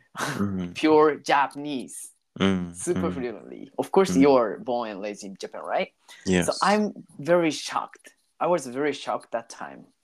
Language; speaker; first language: English; non-native, learner; Japanese